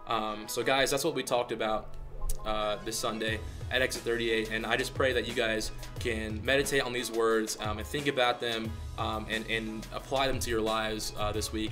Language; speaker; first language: English; native; English